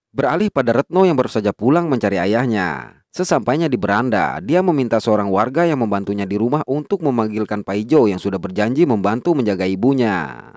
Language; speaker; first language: Indonesian; native; Indonesian